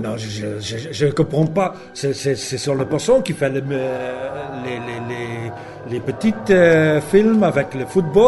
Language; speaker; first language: French; non-native, learner; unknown